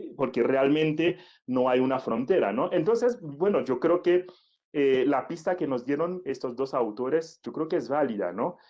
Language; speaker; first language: Spanish; non-native, fluent; Haitian Creole